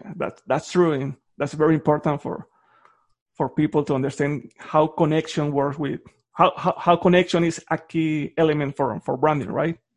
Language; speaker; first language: English; non-native, fluent; Spanish